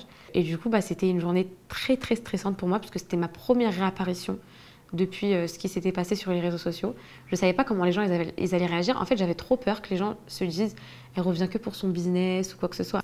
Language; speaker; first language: French; native; French